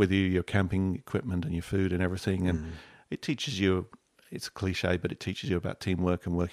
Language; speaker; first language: English; native; English